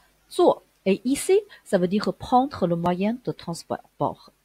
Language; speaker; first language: French; non-native, fluent; Chinese